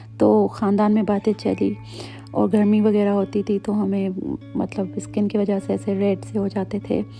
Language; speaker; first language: Urdu; native; Urdu